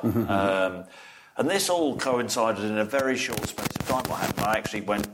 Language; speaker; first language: English; native; English